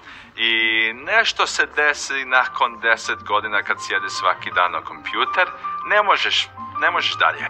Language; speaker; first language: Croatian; early bilingual, heritage; Croatian